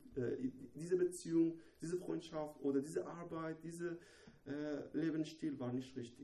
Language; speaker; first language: German; non-native, learner; Persian